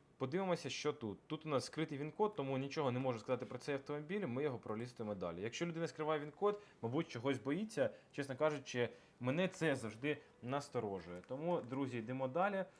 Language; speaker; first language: Ukrainian; non-native, local second language; Russian